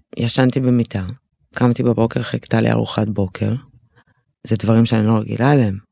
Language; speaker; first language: Hebrew; early bilingual, other home language; Russian